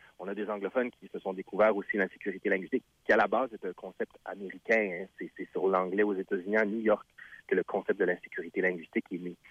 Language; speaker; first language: French; native; French